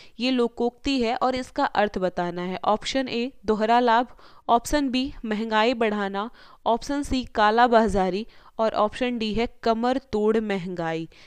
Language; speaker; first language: Hindi; native; Hindi